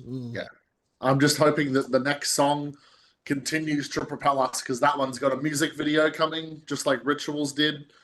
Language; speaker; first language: English; native; English